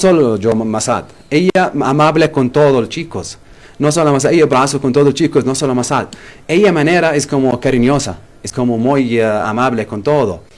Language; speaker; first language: Spanish; non-native, learner; Arabic